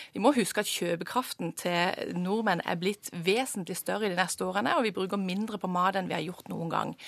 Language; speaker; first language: Norwegian; native; Norwegian